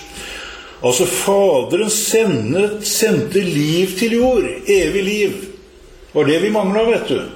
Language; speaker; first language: Norwegian; native; Norwegian